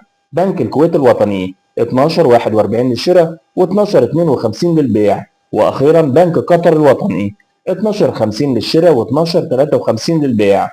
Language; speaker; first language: Arabic; native; Arabic